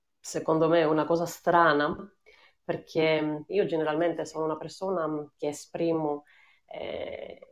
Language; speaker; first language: Italian; non-native, fluent; Greek